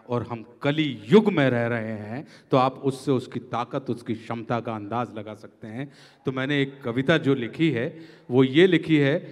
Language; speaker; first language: Hindi; native; Hindi